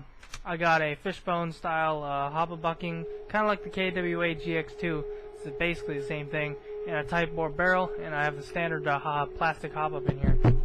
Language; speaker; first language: English; native; English